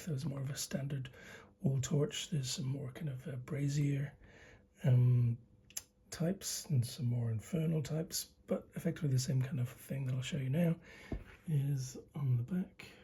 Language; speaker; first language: English; native; English